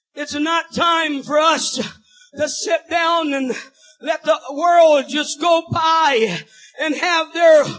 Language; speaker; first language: English; non-native, fluent; Portuguese